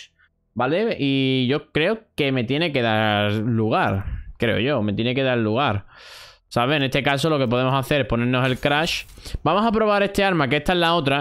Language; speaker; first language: Spanish; native; Spanish